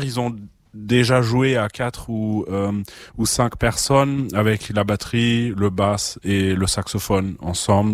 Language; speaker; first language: French; non-native, fluent; German